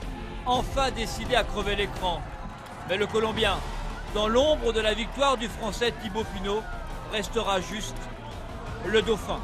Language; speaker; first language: French; native; French